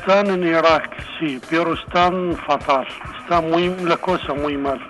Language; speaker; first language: Spanish; non-native, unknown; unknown